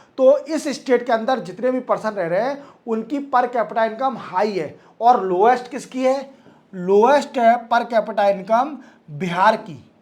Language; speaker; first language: Hindi; native; Hindi